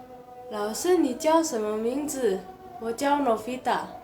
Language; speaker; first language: Chinese; non-native, fluent; Indonesian